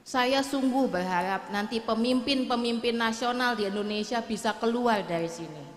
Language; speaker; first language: Indonesian; native; Indonesian